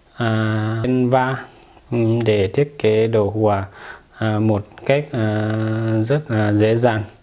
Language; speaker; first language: Vietnamese; non-native, fluent; Lao